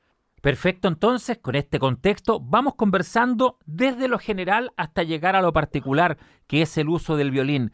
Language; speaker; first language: Spanish; native; Spanish